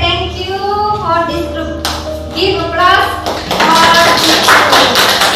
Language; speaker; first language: English; non-native, learner; Indonesian